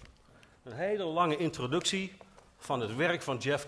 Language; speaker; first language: Dutch; native; Dutch